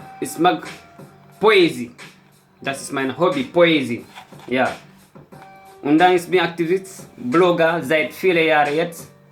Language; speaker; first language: German; non-native, learner; Fula